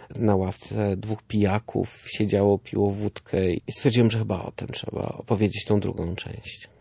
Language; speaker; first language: Polish; early bilingual, heritage; Polish